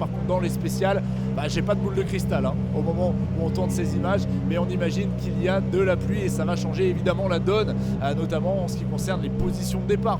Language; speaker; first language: French; native; French